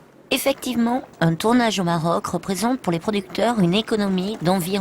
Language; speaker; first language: French; native; French